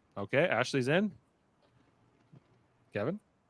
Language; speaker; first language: English; native; English